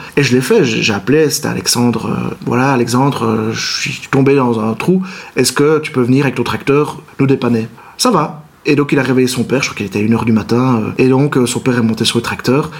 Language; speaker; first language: French; native; French